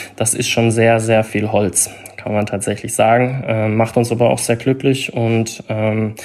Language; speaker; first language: German; native; German